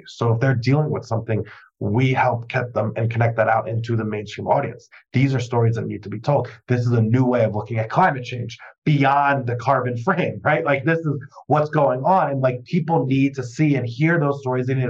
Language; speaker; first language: English; native; English